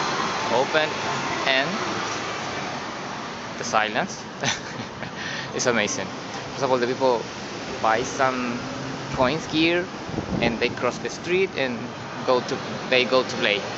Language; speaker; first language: English; non-native, learner; Spanish